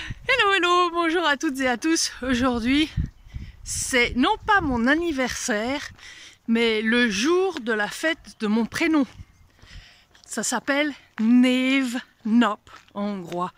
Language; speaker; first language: French; non-native, fluent; Hungarian